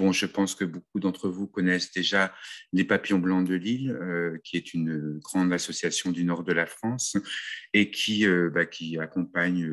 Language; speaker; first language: French; native; French